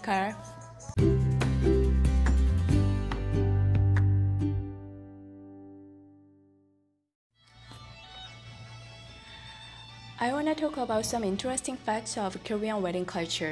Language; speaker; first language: English; non-native, fluent; Korean